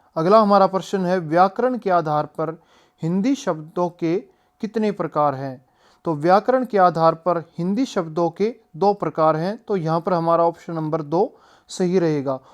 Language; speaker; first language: Hindi; native; Hindi